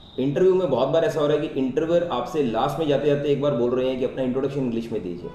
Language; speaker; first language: Hindi; native; Hindi